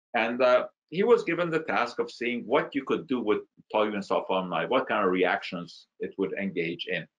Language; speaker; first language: English; non-native, fluent; Hungarian